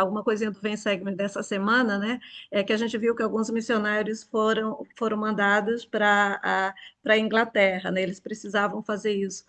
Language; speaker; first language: Portuguese; native; Portuguese